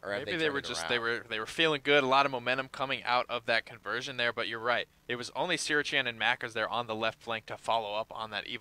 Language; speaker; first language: English; native; English